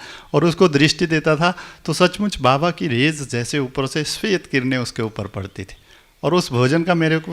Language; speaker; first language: Hindi; native; Hindi